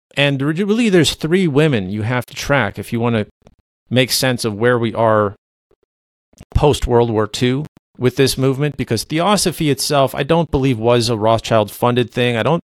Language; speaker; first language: English; non-native, fluent; Low German